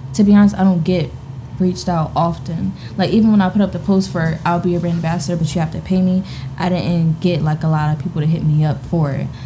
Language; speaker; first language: English; native; English